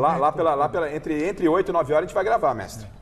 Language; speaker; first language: Portuguese; native; Portuguese